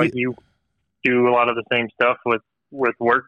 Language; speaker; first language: English; native; English